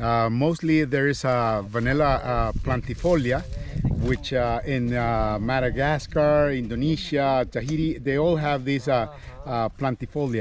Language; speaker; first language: English; non-native, fluent; Spanish